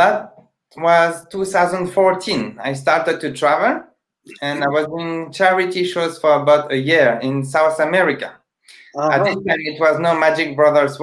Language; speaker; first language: English; non-native, fluent; French